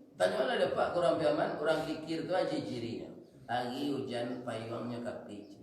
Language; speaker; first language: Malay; non-native, local second language; Minangkabau